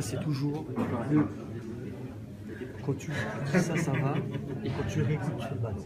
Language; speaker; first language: French; native; French